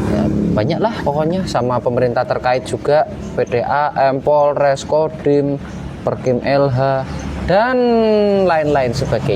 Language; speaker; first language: Indonesian; native; Indonesian